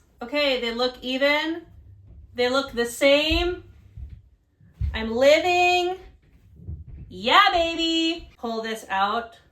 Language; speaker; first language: English; native; English